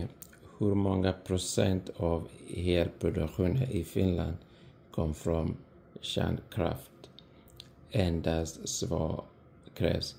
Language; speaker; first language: Swedish; non-native, fluent; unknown